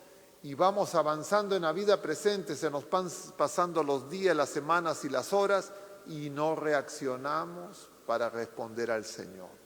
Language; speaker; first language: Spanish; native; Spanish